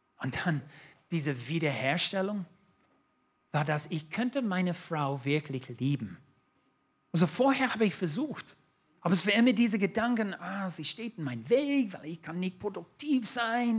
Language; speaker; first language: German; non-native, fluent; English